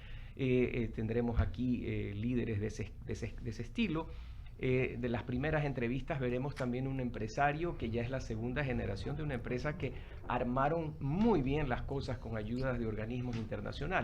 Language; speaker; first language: Spanish; native; Spanish